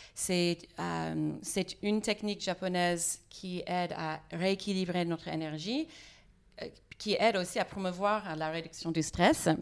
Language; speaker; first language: French; non-native, fluent; English